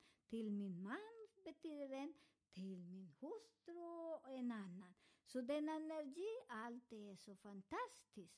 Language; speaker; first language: Swedish; non-native, learner; Spanish